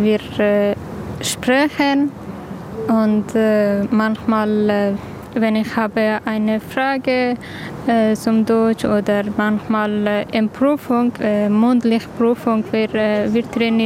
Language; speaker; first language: German; non-native, learner; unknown